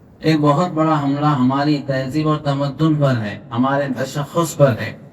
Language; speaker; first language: Urdu; native; Urdu